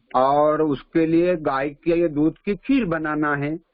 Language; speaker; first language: Hindi; non-native, local second language; Marathi